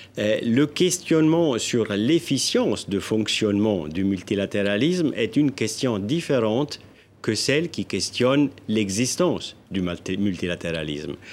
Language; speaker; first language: French; non-native, local second language; Italian